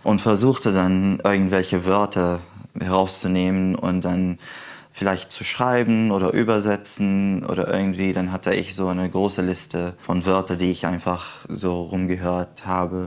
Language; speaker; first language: German; non-native, fluent; Arabic